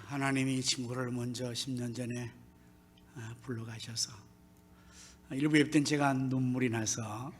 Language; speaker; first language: Korean; native; Korean